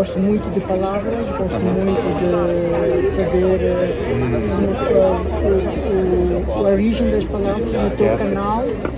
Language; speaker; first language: Italian; non-native, learner; Portuguese